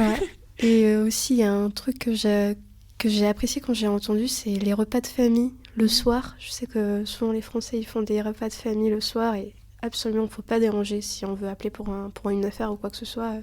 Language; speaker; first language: French; early bilingual, other home language; Lithuanian